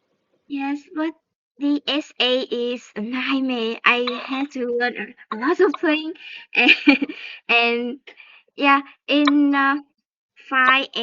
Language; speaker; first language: English; non-native, learner; Vietnamese